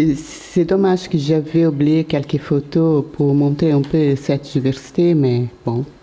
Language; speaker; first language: French; non-native, learner; Portuguese